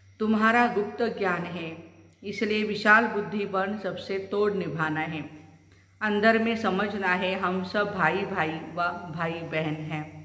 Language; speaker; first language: Hindi; non-native, local second language; Marathi